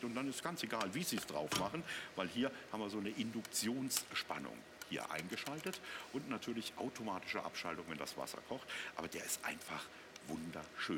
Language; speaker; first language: German; native; German